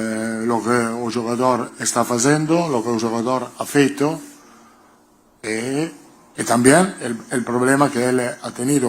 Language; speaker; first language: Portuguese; non-native, learner; Italian